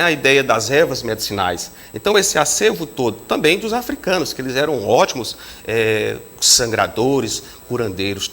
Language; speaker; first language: Portuguese; native; Portuguese